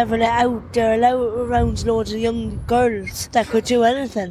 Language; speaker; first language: English; native; English